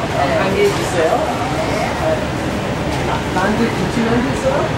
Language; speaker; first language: Korean; non-native, learner; English